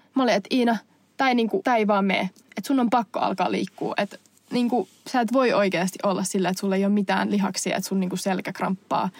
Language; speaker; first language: Finnish; native; Finnish